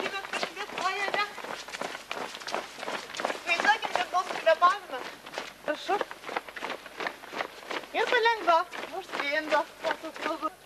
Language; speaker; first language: Lithuanian; native; Lithuanian